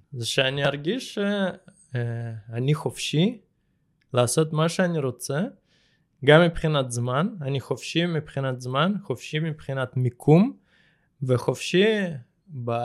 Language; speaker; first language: Hebrew; early bilingual, other home language; Russian